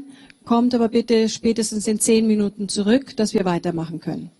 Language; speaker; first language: German; native; German